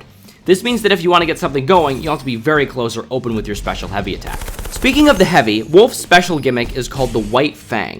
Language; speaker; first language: English; native; English